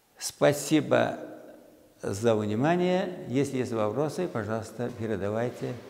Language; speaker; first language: Russian; non-native, local second language; Uzbek